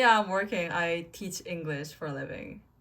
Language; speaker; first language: English; non-native, fluent; Korean